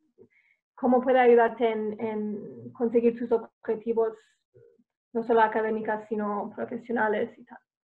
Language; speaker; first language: Spanish; non-native, fluent; English